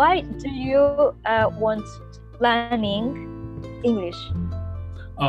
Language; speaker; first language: English; non-native, fluent; Japanese